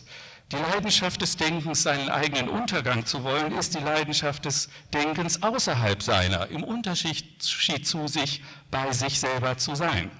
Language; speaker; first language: German; native; German